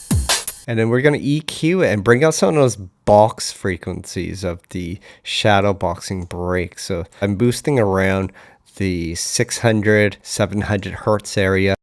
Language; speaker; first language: English; native; English